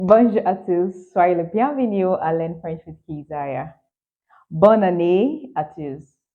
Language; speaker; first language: French; non-native, fluent; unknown